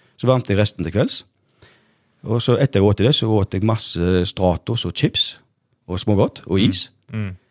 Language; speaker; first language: Norwegian; native; Norwegian